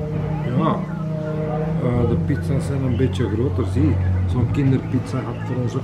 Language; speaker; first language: Dutch; early bilingual, other home language; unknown